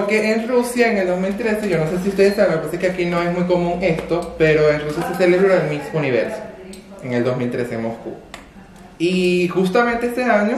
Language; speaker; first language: Spanish; native; Spanish